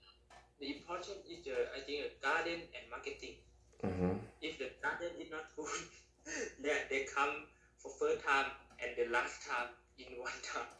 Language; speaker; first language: English; non-native, learner; Thai